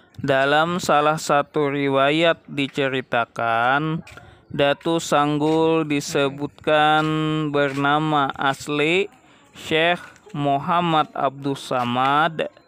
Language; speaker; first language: Indonesian; non-native, local second language; Banjar